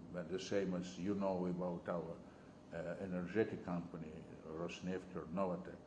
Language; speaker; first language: English; non-native, learner; Russian